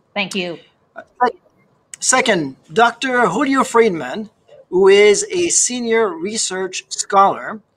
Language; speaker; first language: English; native; English